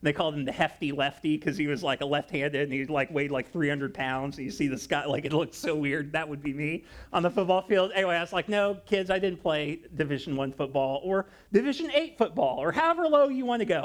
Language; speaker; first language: English; native; English